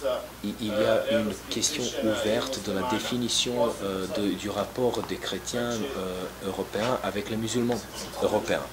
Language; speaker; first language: French; non-native, fluent; Serbian